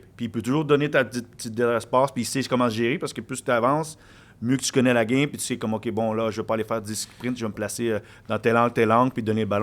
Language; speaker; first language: French; native; French